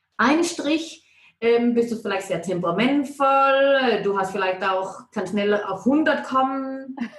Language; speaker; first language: German; non-native, fluent; Danish